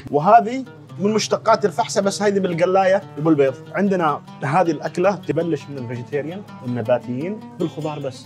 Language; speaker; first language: Arabic; early bilingual, heritage; Arabic